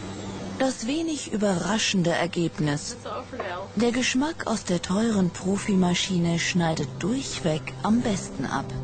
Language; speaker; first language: German; native; German